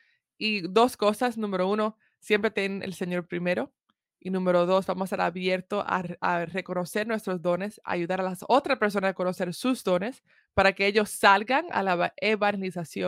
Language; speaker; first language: Spanish; early bilingual, heritage; Spanish